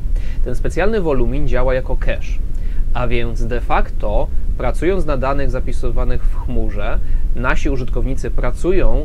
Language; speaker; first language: Polish; native; Polish